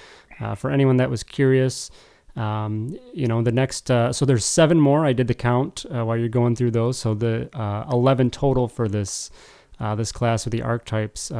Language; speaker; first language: English; native; English